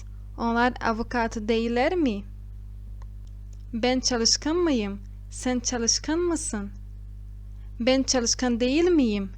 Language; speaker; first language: Turkish; non-native, fluent; Portuguese